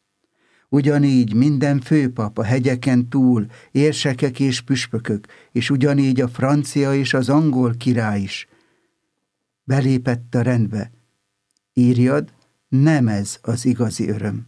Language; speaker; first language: Hungarian; native; Hungarian